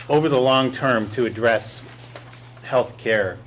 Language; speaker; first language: English; native; English